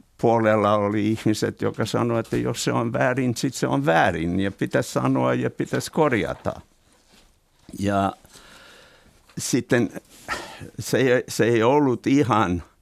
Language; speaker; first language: Finnish; non-native, fluent; English